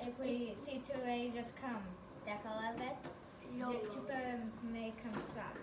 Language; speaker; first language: French; non-native, learner; English